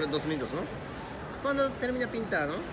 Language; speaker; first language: Spanish; non-native, learner; Japanese